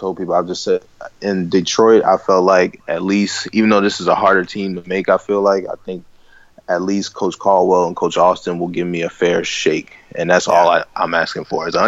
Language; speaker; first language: English; native; English